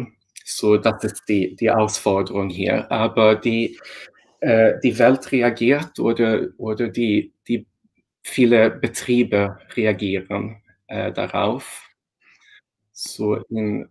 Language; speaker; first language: German; non-native, fluent; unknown